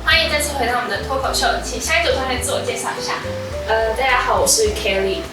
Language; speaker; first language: Chinese; native; Chinese